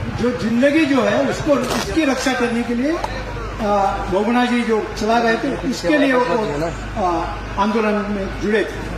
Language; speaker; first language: Hindi; native; Hindi